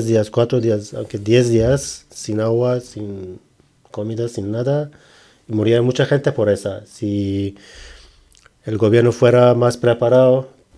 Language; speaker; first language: Spanish; non-native, learner; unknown